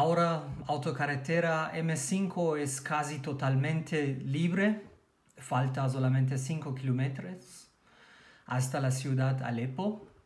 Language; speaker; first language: Spanish; non-native, learner; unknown